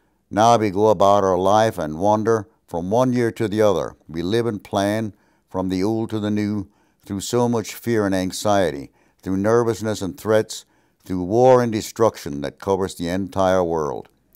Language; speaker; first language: English; early bilingual, other home language; German